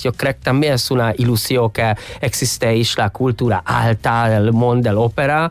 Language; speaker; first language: Catalan; non-native, fluent; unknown